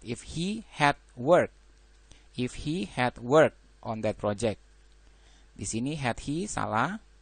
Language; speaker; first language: English; non-native, fluent; Indonesian